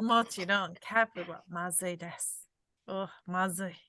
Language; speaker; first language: Japanese; non-native, fluent; English